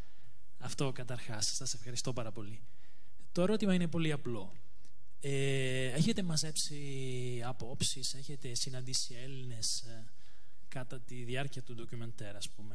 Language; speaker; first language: Greek; early bilingual, other home language; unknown